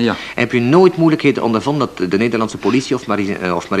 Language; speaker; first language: Dutch; native; Dutch